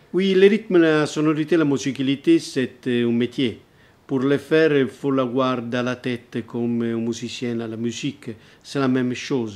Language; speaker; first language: French; non-native, learner; Italian